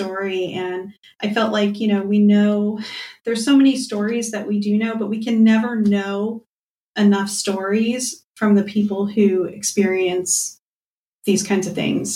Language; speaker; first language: English; native; English